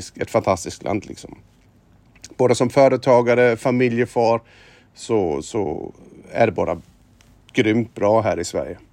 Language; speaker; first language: Swedish; non-native, fluent; German